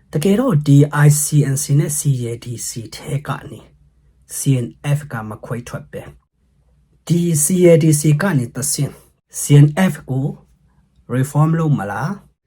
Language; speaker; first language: Burmese; non-native, local second language; Hakha Chin